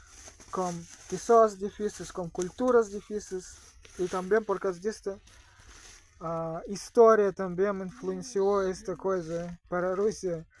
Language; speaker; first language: Portuguese; non-native, fluent; Russian